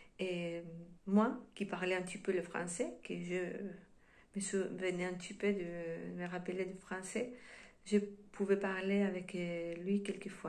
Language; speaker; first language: French; non-native, fluent; Spanish